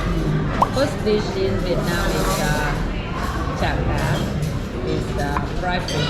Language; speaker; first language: English; non-native, learner; Vietnamese